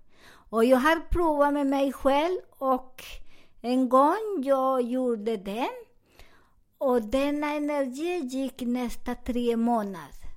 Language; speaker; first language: Swedish; non-native, learner; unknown